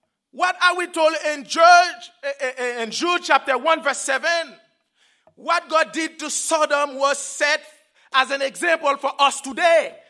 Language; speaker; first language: English; non-native, fluent; Haitian Creole